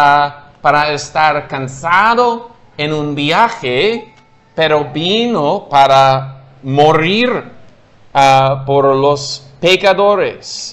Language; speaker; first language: Spanish; non-native, fluent; English